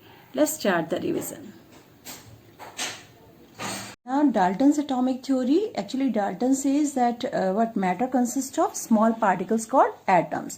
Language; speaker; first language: English; non-native, local second language; Hindi